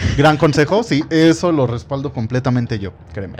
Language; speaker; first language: Spanish; native; Spanish